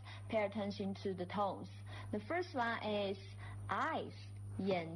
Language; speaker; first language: English; non-native, fluent; Chinese